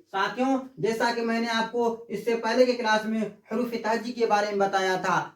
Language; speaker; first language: Urdu; native; Urdu